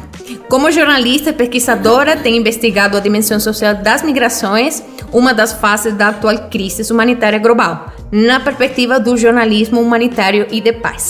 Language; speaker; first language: Portuguese; non-native, fluent; Spanish